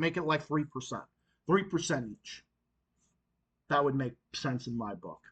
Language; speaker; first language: English; native; English